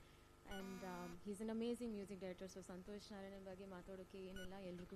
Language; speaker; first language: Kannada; non-native, learner; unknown